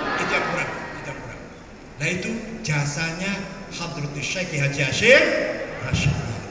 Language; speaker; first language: Malay; non-native, local second language; Javanese